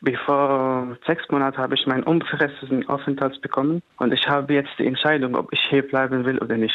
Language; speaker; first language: German; non-native, fluent; Arabic